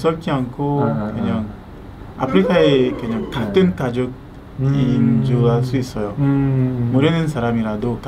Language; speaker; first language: Korean; non-native, learner; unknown